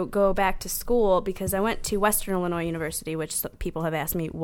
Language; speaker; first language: English; native; English